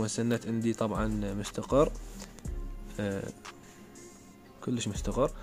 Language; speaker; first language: Arabic; native; Arabic